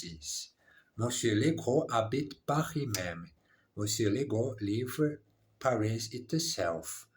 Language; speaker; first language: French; non-native, learner; English